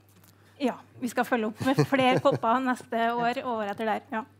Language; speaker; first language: Norwegian; native; Norwegian